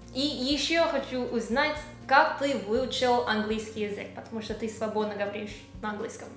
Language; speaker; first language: Russian; non-native, learner; English